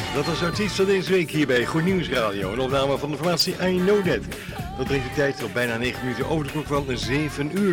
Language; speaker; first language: Dutch; native; Dutch